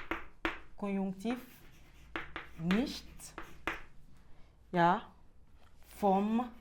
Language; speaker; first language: German; non-native, fluent; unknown